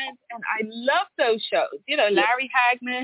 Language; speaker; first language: English; native; English